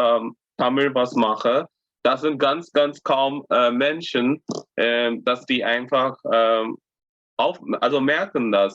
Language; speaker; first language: German; non-native, fluent; Tamil